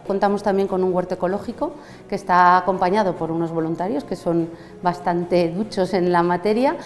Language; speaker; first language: Spanish; native; Spanish